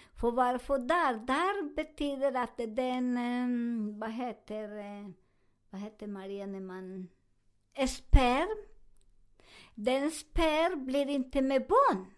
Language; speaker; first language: Swedish; non-native, learner; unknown